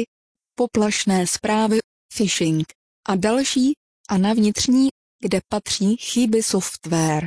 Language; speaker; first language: Czech; native; Czech